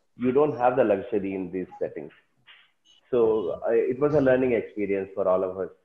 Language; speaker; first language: English; non-native, local second language; Tamil